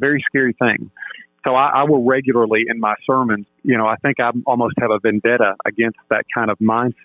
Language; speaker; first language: English; native; English